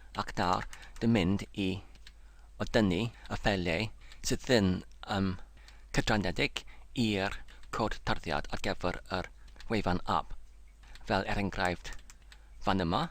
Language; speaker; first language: Welsh; non-native, learner; English